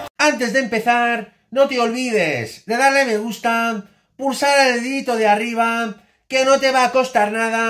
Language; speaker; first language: Spanish; native; Spanish